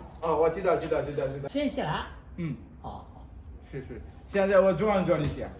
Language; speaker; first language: Chinese; non-native, learner; Bangla